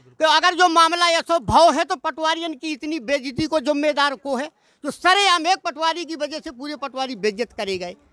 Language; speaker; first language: Hindi; native; Hindi